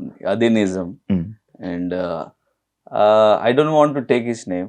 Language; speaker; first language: Telugu; non-native, learner; Hindi